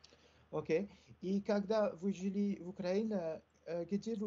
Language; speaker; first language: Russian; non-native, learner; French